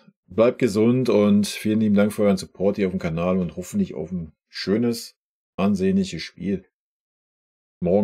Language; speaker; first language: German; native; German